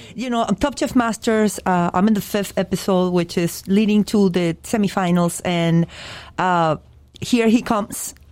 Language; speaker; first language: English; non-native, fluent; Spanish